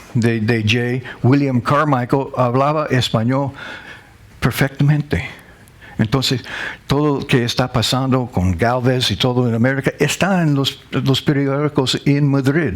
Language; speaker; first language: Spanish; non-native, learner; English